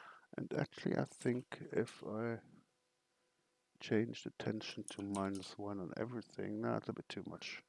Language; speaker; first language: English; non-native, fluent; German